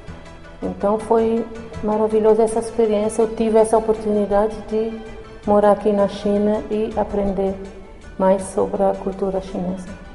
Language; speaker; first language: Portuguese; non-native, local second language; Kabuverdianu